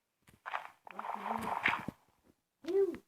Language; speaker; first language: French; native; French